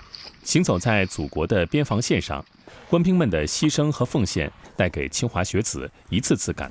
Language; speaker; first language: Chinese; native; Chinese